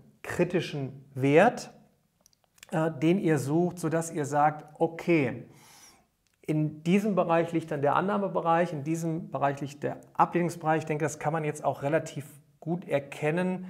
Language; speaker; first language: German; native; German